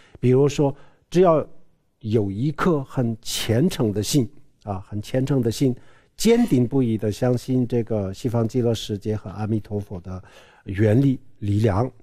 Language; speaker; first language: Chinese; non-native, local second language; Tibetan